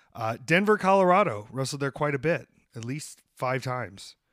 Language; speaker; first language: English; native; English